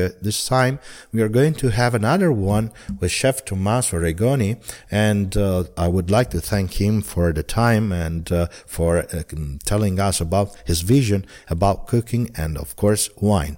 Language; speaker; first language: English; non-native, fluent; Italian